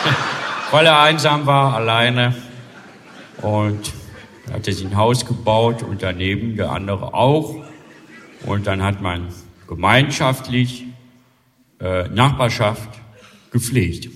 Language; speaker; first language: German; native; German